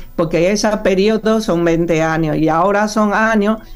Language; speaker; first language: Spanish; non-native, learner; Chinese